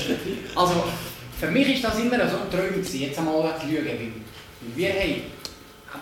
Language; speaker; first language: German; native; German